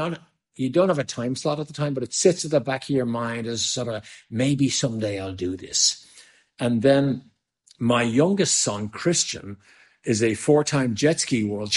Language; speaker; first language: English; native; English